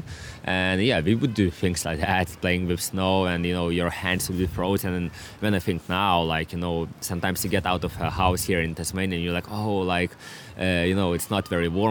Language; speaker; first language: English; non-native, fluent; Lithuanian